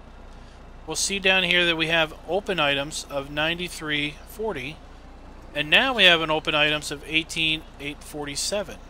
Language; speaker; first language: English; native; English